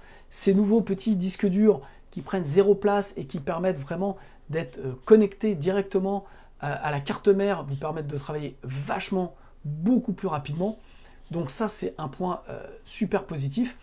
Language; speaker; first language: French; native; French